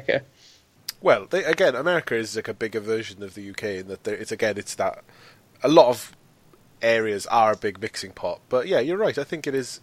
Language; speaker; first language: English; native; English